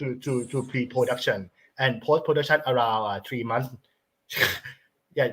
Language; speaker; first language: English; non-native, learner; Thai